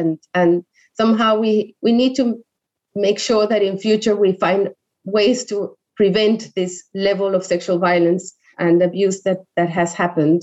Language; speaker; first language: English; non-native, fluent; Spanish